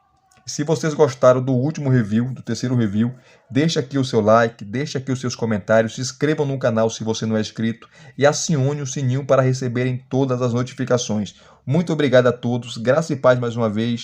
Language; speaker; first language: Portuguese; native; Portuguese